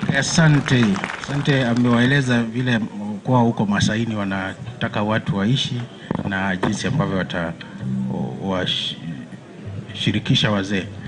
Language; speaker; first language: Swahili; non-native, local second language; Gusii